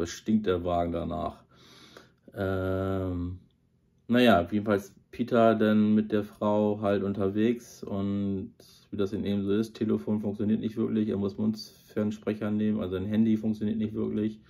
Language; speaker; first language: German; native; German